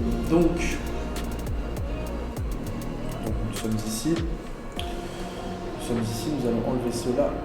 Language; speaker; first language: French; native; French